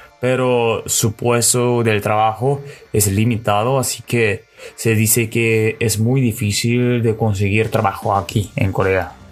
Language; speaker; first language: Spanish; non-native, learner; Korean